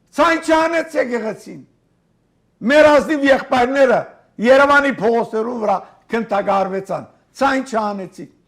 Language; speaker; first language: Armenian; early bilingual, heritage; Armenian